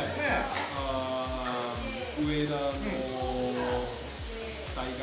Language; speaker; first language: Japanese; non-native, learner; German